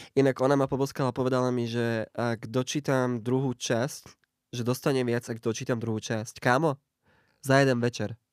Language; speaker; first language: Slovak; non-native, local second language; Hungarian